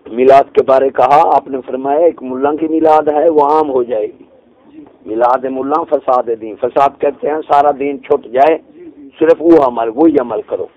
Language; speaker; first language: Urdu; non-native, local second language; Punjabi